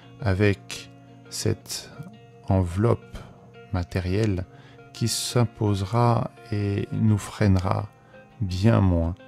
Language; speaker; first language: French; native; French